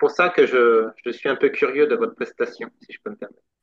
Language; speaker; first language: French; native; French